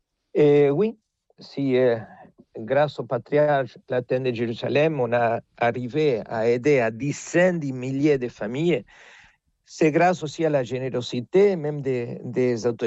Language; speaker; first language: French; non-native, fluent; Spanish